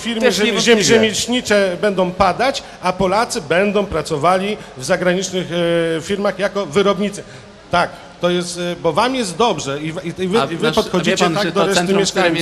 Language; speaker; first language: Polish; native; Polish